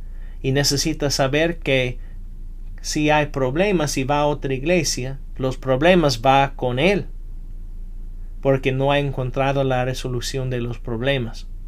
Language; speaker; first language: Spanish; non-native, fluent; English